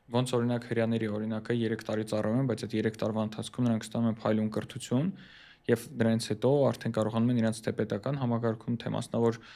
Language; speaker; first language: Armenian; early bilingual, heritage; Armenian